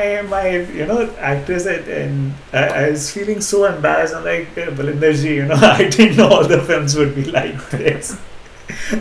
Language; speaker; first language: English; non-native, local second language; Hindi